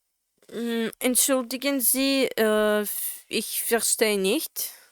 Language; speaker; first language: German; non-native, learner; Latvian